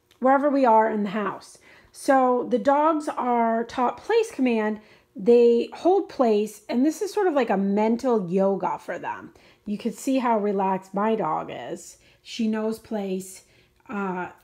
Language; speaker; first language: English; native; English